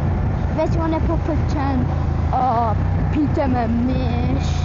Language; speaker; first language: Albanian; early bilingual, heritage; Albanian